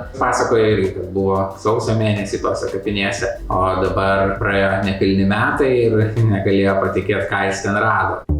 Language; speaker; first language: Lithuanian; native; Lithuanian